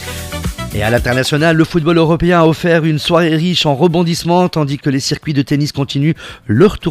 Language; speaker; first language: French; non-native, local second language; Arabic